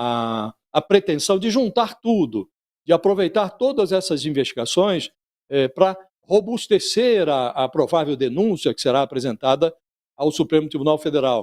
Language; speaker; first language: Portuguese; native; Portuguese